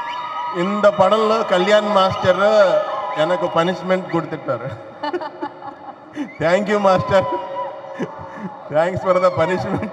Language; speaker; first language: Tamil; non-native, learner; Telugu